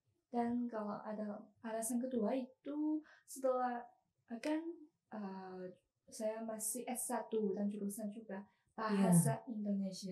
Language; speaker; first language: Indonesian; non-native, learner; Chinese